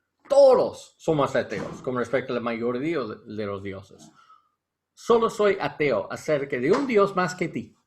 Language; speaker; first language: Spanish; non-native, learner; English